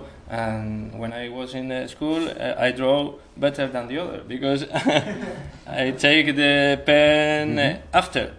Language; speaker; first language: English; non-native, learner; Spanish